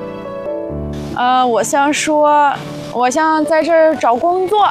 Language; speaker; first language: Chinese; non-native, fluent; Russian